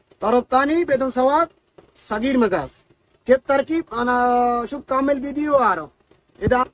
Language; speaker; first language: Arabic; non-native, learner; Bangla